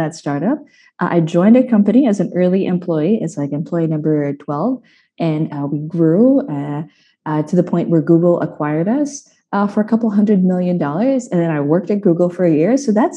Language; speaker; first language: English; non-native, local second language; Filipino